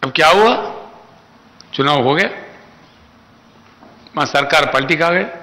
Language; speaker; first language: Hindi; non-native, local second language; Telugu